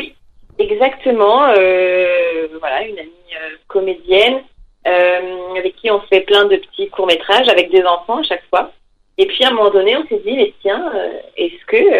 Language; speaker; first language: French; native; French